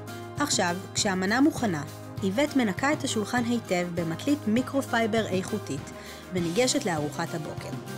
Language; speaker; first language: Hebrew; native; Hebrew